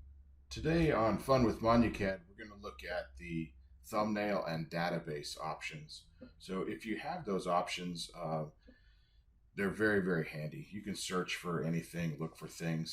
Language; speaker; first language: English; native; English